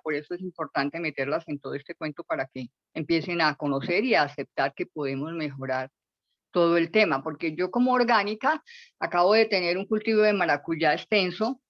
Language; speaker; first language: Spanish; native; Spanish